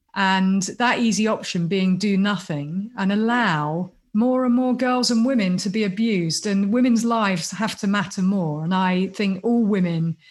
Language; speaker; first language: English; native; English